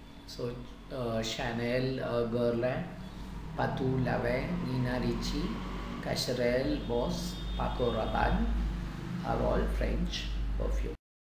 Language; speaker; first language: English; non-native, local second language; Tamil